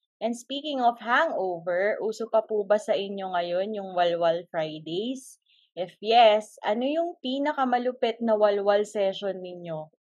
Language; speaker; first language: Filipino; native; Filipino